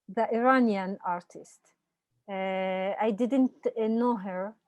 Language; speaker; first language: English; non-native, fluent; Hebrew